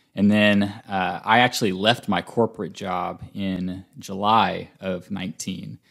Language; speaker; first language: English; native; English